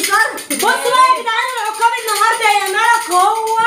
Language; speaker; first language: Arabic; native; Arabic